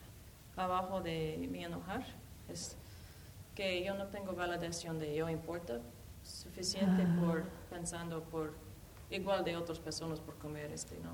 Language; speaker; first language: Spanish; non-native, learner; English